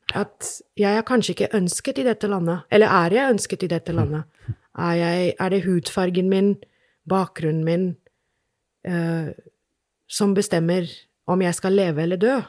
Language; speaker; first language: Norwegian; non-native, fluent; English